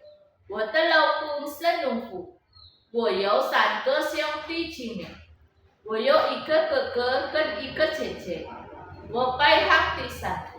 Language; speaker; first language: Chinese; non-native, learner; Indonesian